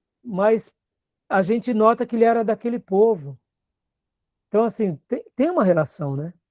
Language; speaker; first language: Portuguese; native; Portuguese